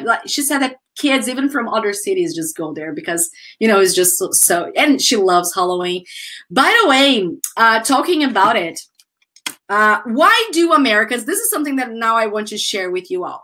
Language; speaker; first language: English; non-native, fluent; Portuguese